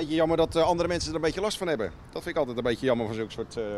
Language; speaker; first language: Dutch; native; Dutch